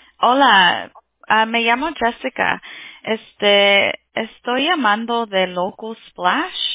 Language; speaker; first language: Spanish; early bilingual, heritage; Spanish